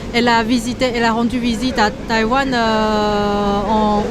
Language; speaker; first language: French; non-native, learner; Chinese